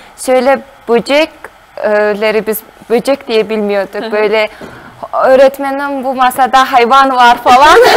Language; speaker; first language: Turkish; non-native, fluent; Mongolian